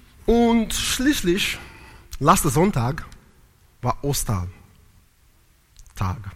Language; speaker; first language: German; non-native, learner; Italian